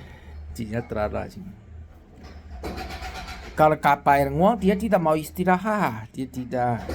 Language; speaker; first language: Indonesian; non-native, learner; Chinese